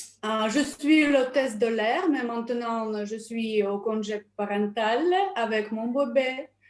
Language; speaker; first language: French; non-native, learner; Russian